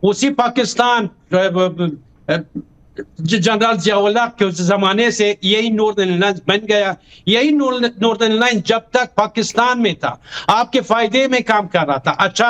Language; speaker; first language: Hindi; non-native, fluent; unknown